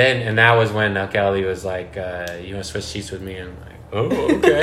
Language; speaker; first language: English; native; English